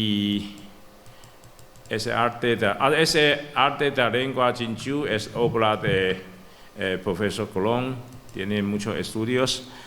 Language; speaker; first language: Spanish; non-native, learner; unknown